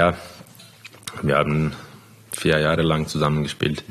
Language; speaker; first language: German; non-native, fluent; Croatian